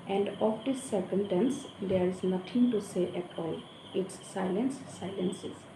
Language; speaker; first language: English; non-native, local second language; Assamese